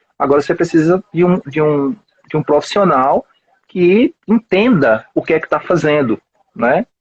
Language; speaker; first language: Portuguese; native; Portuguese